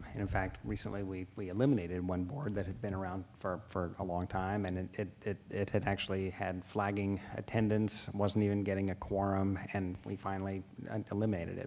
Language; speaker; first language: English; native; English